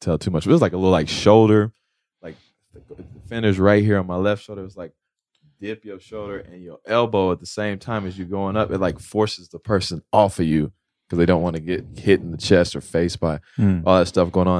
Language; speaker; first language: English; native; English